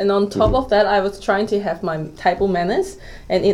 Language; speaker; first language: English; non-native, local second language; Cantonese